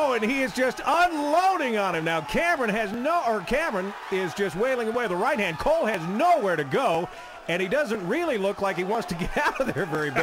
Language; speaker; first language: English; native; English